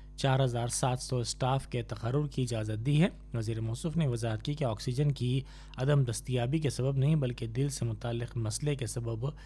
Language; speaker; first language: Urdu; native; Urdu